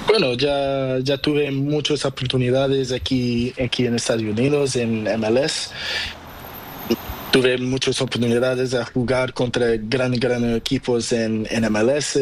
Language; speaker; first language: Spanish; non-native, learner; Portuguese